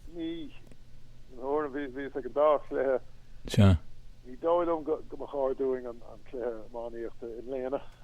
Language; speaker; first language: Irish; non-native, local second language; English